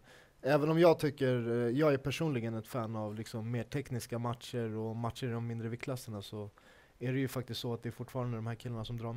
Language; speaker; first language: Swedish; native; Swedish